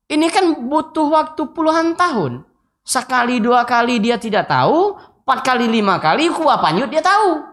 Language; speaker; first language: Indonesian; non-native, local second language; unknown